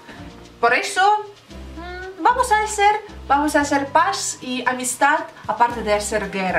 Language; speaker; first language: Spanish; non-native, learner; Russian